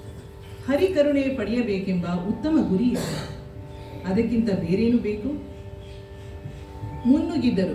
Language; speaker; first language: Kannada; native; Kannada